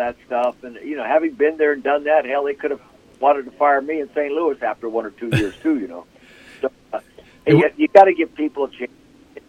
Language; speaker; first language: English; native; English